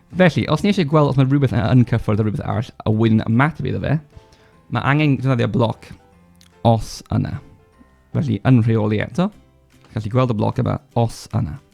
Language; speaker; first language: Welsh; non-native, local second language; English